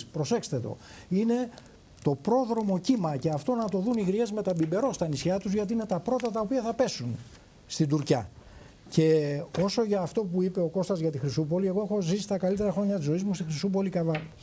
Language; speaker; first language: Greek; native; Greek